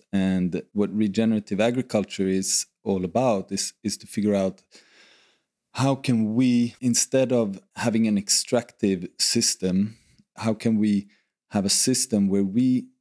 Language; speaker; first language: English; non-native, fluent; Swedish